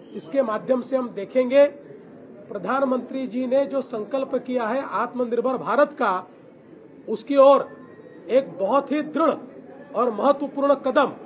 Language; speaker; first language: Hindi; non-native, local second language; Marathi